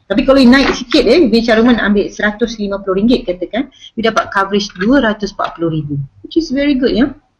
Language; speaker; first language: English; non-native, local second language; Malay